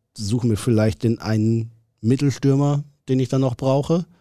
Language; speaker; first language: German; native; German